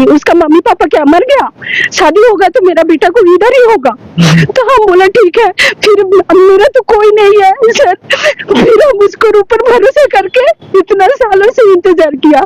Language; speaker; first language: Hindi; non-native, local second language; Bangla